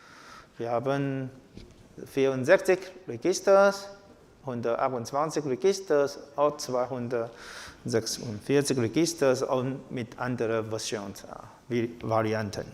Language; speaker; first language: German; non-native, learner; Chinese